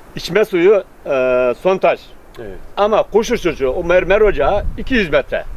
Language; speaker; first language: Turkish; native; Turkish